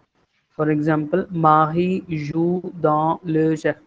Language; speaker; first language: French; non-native, fluent; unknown